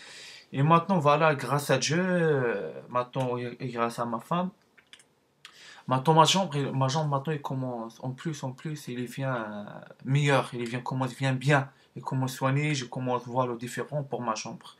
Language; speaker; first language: French; non-native, learner; Arabic